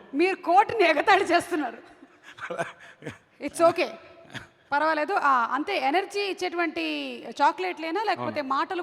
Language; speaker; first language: Telugu; native; Telugu